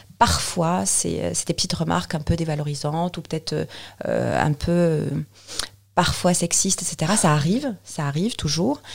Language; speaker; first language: French; non-native, local second language; Arabic